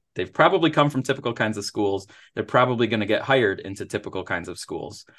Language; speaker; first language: English; native; English